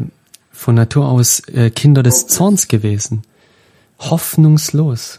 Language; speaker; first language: German; non-native, fluent; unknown